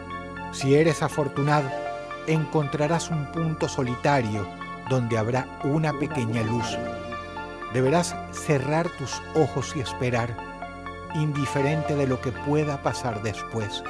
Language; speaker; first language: Spanish; native; Spanish